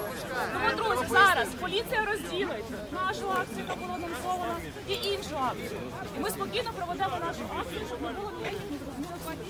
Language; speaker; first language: Ukrainian; native; Ukrainian